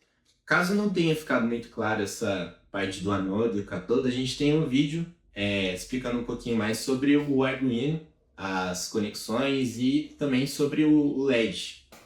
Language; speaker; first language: Portuguese; native; Portuguese